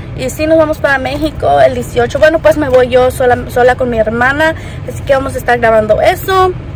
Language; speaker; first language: Spanish; early bilingual, heritage; Spanish